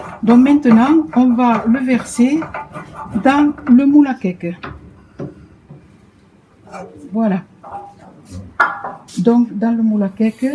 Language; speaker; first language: French; native; French